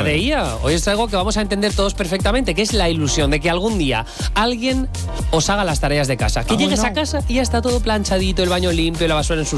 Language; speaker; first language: Spanish; native; Spanish